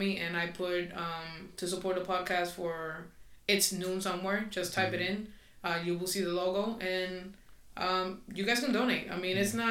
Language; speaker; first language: English; non-native, fluent; Spanish